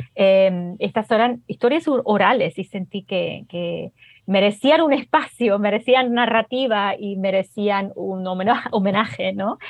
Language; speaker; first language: Spanish; early bilingual, heritage; Spanish